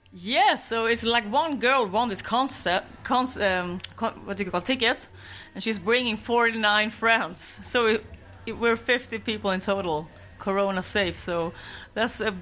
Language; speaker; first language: English; non-native, fluent; Swedish